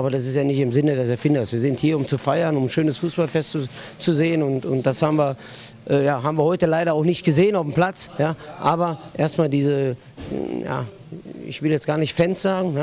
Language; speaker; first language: German; native; German